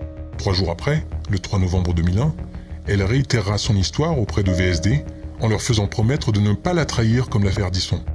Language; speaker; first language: French; native; French